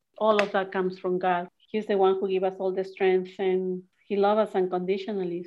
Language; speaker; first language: English; non-native, fluent; Spanish